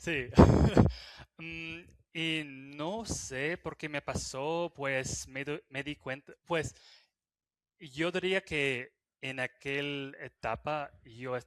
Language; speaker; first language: Spanish; non-native, fluent; English